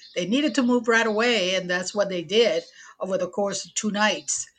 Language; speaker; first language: English; non-native, fluent; Spanish